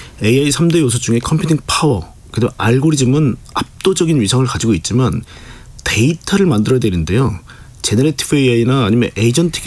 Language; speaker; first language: Korean; native; Korean